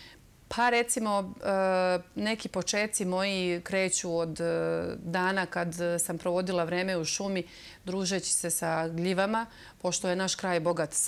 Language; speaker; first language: Serbian; native; Serbian